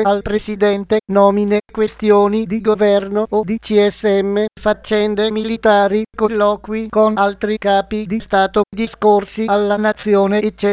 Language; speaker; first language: Italian; native; Italian